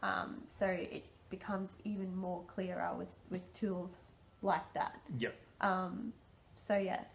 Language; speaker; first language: English; native; English